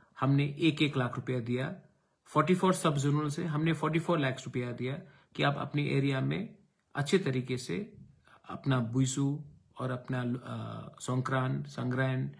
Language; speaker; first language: Hindi; non-native, local second language; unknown